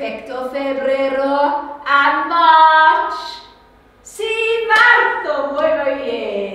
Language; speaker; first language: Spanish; non-native, learner; English